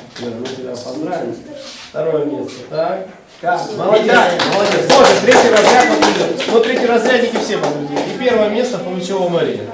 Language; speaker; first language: Russian; non-native, local second language; Ukrainian